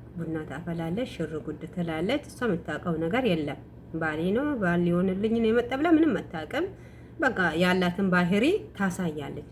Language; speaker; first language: Amharic; non-native, local second language; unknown